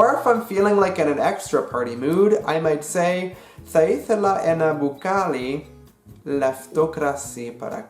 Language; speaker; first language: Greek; non-native, learner; English